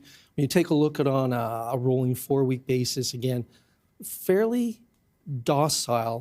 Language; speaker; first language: English; native; English